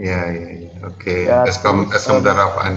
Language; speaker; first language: German; non-native, learner; Indonesian